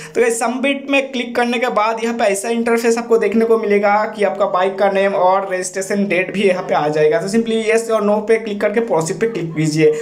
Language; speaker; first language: Hindi; non-native, local second language; Bangla